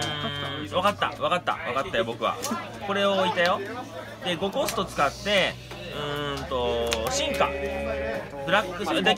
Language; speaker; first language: Japanese; native; Japanese